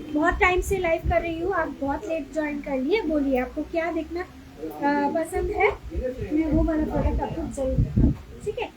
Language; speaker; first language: Hindi; non-native, local second language; Bangla